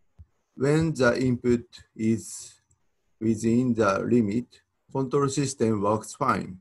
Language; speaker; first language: English; non-native, fluent; Japanese